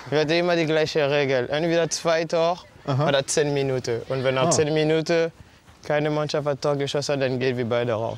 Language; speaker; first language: German; non-native, fluent; French